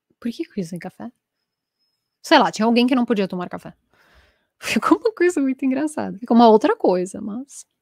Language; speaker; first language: Portuguese; non-native, fluent; Italian